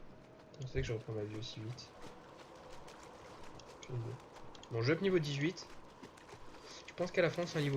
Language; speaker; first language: French; native; French